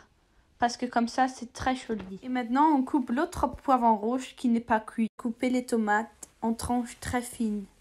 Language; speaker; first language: French; non-native, fluent; English